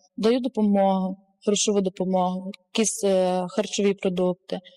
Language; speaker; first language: Ukrainian; native; Ukrainian